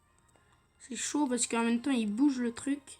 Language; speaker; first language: French; native; French